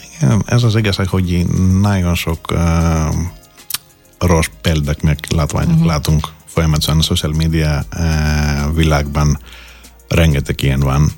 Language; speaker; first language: Hungarian; non-native, fluent; Greek